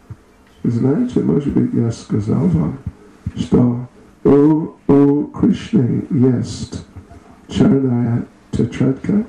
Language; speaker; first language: Russian; non-native, learner; English